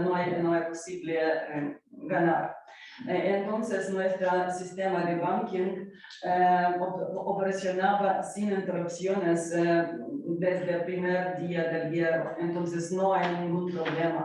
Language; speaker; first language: Spanish; non-native, learner; Ukrainian